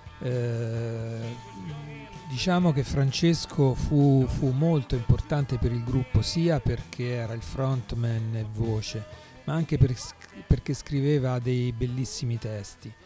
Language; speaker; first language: Italian; native; Italian